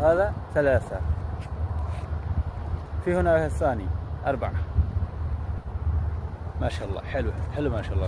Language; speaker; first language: Arabic; non-native, learner; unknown